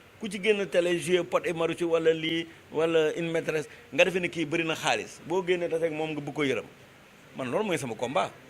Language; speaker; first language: Wolof; non-native, local second language; Fula